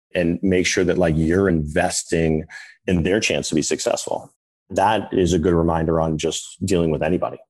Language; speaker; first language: English; native; English